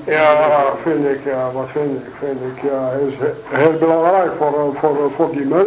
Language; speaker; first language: Dutch; non-native, learner; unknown